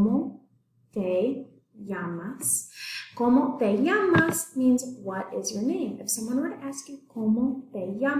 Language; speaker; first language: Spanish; non-native, fluent; English